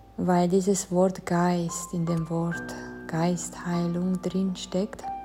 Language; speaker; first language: German; non-native, fluent; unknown